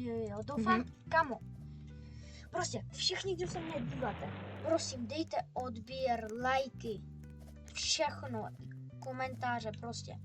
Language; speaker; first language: Czech; early bilingual, other home language; Russian